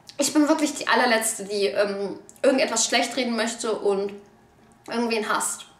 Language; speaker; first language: German; early bilingual, other home language; Turkish